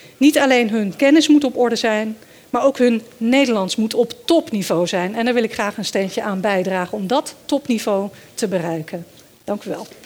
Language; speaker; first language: Dutch; early bilingual, other home language; Danish